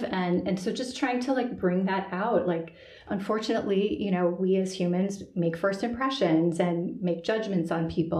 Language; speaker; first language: English; native; English